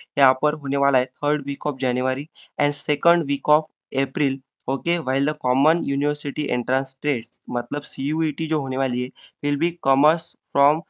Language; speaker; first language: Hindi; non-native, local second language; Marathi